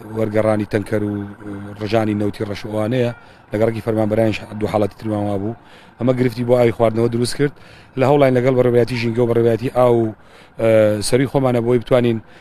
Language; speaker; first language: Central Kurdish; native; Central Kurdish